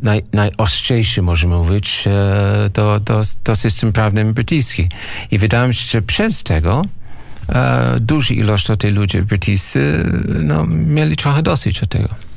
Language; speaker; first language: Polish; non-native, learner; English